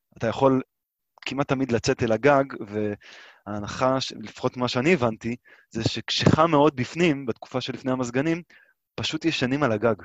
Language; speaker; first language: Hebrew; native; Hebrew